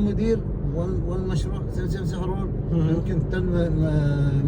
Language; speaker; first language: Arabic; non-native, learner; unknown